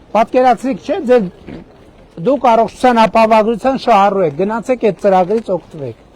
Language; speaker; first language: Armenian; native; Armenian